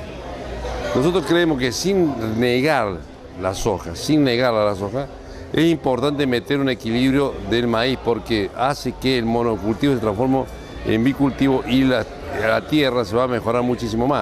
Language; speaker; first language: Spanish; native; Spanish